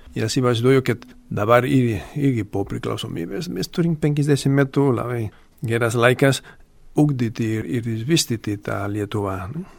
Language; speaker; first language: Lithuanian; non-native, fluent; Spanish